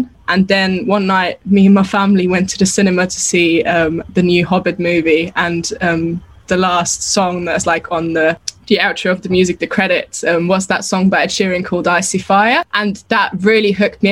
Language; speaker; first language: English; non-native, fluent; German